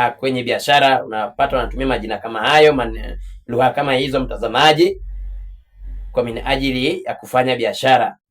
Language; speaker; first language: Swahili; non-native, local second language; Luyia